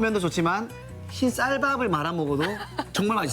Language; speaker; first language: Korean; native; Korean